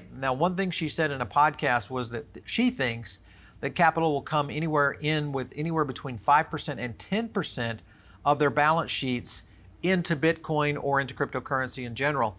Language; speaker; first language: English; native; English